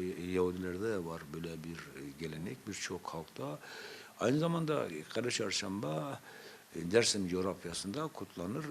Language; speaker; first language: Turkish; non-native, local second language; Zaza